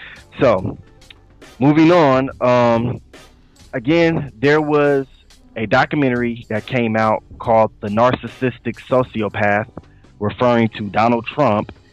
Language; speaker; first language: English; native; English